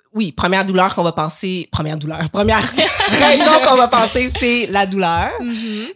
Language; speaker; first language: French; native; French